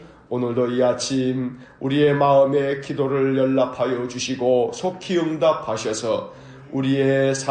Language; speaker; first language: Korean; native; Korean